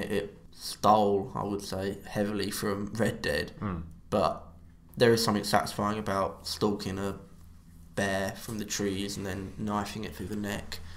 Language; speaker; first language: English; native; English